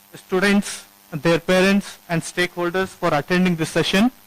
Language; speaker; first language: English; non-native, local second language; Kannada